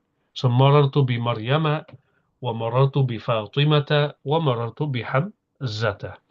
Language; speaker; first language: Arabic; non-native, fluent; English